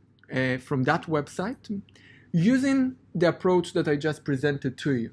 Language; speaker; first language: English; non-native, fluent; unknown